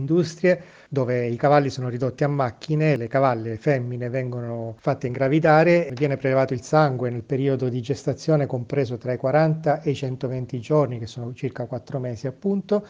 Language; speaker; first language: Italian; native; Italian